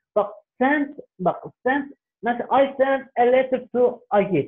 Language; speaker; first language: English; non-native, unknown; Turkish